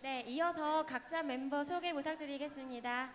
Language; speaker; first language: Korean; non-native, fluent; Vietnamese